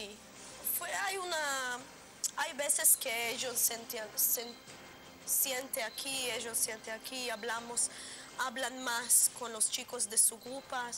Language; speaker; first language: Spanish; non-native, learner; Hebrew